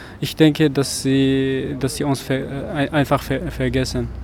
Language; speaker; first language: German; non-native, learner; Persian